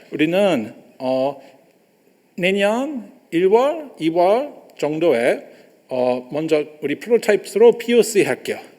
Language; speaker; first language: Korean; non-native, learner; English